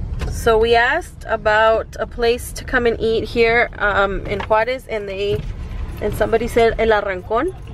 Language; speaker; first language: English; early bilingual, other home language; Spanish